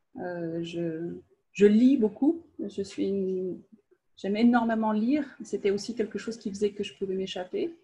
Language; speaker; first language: French; native; French